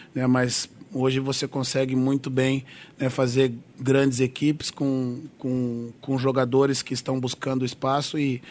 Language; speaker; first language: Portuguese; native; Portuguese